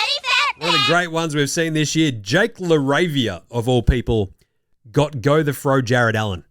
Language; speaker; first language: English; native; English